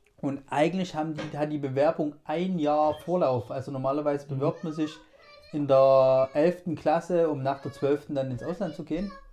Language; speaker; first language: German; native; German